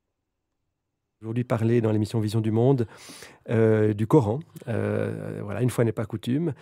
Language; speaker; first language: French; native; French